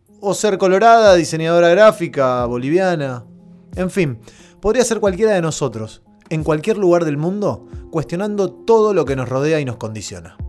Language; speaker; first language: Spanish; native; Spanish